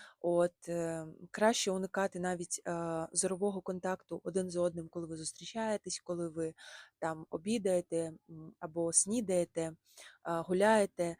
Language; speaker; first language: Ukrainian; non-native, local second language; Russian